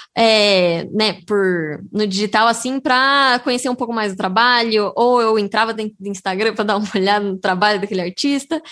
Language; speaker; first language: Portuguese; native; Portuguese